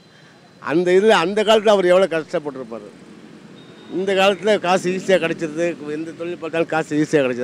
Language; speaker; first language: Tamil; native; Tamil